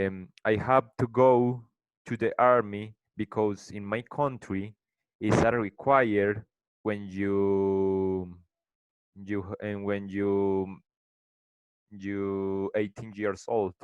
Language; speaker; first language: English; non-native, learner; Spanish